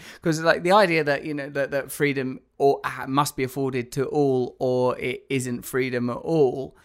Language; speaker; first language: English; native; English